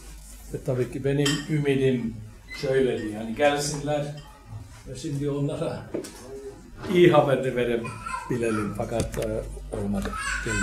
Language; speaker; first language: Turkish; non-native, fluent; Finnish